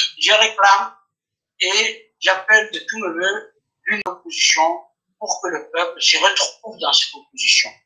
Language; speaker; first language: French; non-native, local second language; Afar